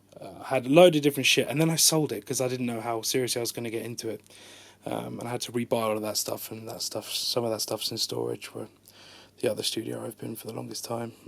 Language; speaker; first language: English; native; English